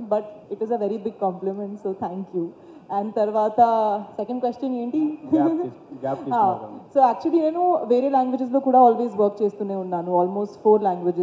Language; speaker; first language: Telugu; non-native, fluent; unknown